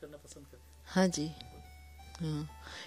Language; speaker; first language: Hindi; native; Hindi